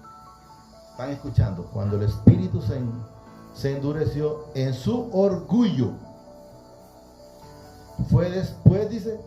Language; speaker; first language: Spanish; native; Spanish